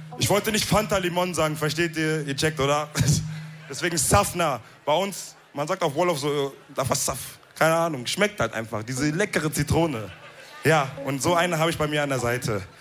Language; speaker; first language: German; early bilingual, other home language; Wolof